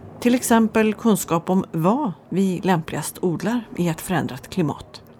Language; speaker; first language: Swedish; native; Swedish